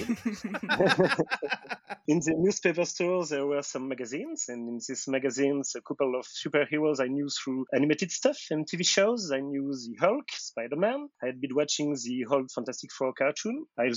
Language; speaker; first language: English; non-native, fluent; French